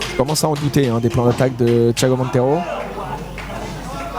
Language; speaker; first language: French; native; French